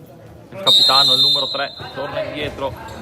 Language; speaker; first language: Italian; native; Italian